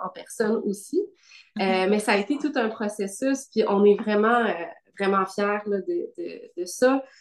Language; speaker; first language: French; native; French